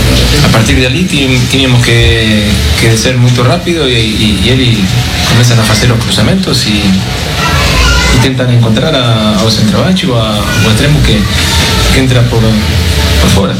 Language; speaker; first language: Portuguese; non-native, fluent; Spanish